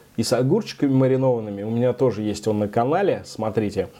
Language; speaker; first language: Russian; native; Russian